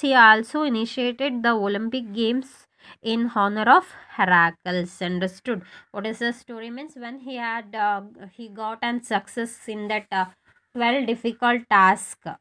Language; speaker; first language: English; non-native, local second language; Kannada